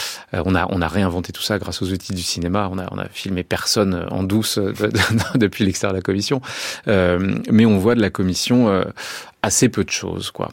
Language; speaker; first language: French; native; French